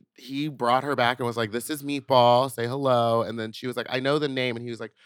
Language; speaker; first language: English; native; English